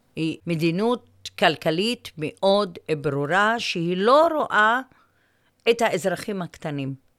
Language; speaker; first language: Hebrew; non-native, local second language; Arabic